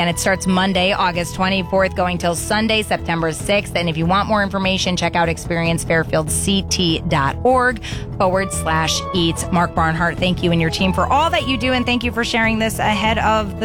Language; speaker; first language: English; native; English